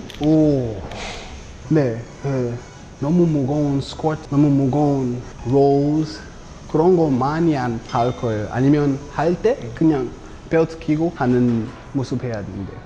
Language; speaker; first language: Korean; non-native, learner; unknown